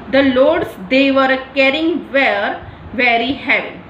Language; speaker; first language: English; non-native, local second language; Gujarati